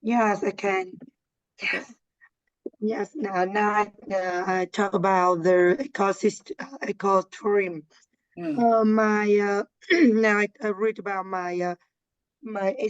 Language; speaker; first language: English; non-native, learner; Vietnamese